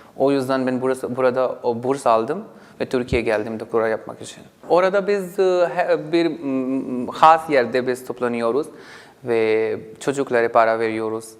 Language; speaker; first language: Turkish; non-native, learner; Urdu